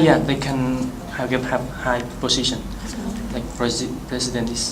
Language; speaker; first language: English; non-native, learner; Vietnamese